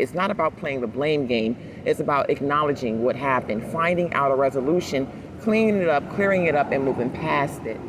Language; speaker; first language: English; native; English